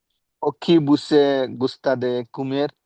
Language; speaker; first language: Portuguese; non-native, learner; Bangla